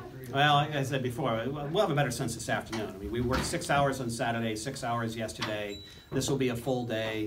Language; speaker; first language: English; native; English